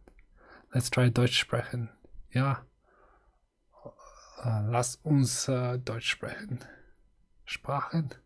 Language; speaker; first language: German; non-native, learner; Mongolian